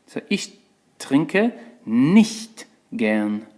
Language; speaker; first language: German; non-native, fluent; English